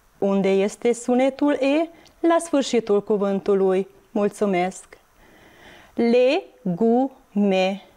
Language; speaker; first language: Romanian; non-native, local second language; Hungarian